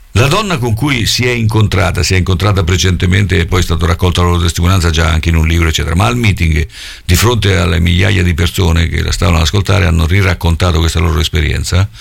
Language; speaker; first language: Italian; native; Italian